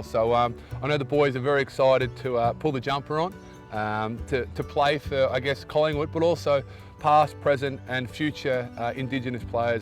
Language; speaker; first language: English; native; English